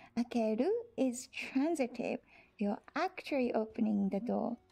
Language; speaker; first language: English; non-native, fluent; Japanese